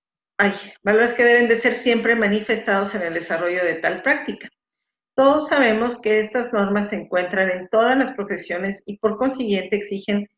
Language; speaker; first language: Spanish; native; Spanish